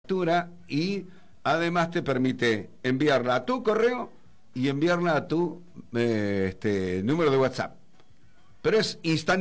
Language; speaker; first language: Spanish; native; Spanish